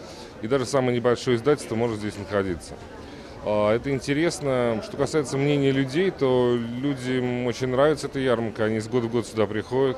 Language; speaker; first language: Russian; native; Russian